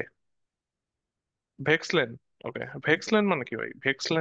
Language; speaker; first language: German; non-native, learner; Bangla